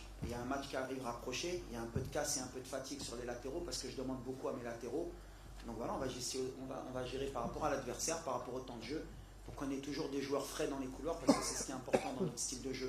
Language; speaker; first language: French; early bilingual, other home language; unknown